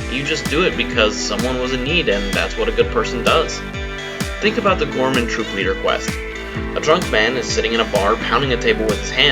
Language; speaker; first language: English; native; English